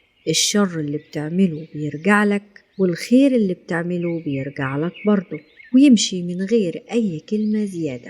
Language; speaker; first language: Arabic; native; Arabic